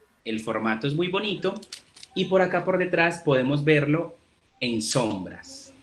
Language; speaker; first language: Spanish; native; Spanish